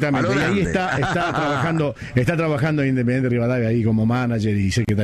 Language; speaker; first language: Spanish; native; Spanish